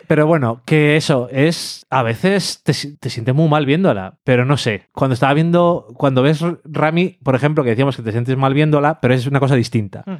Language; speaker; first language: Spanish; native; Spanish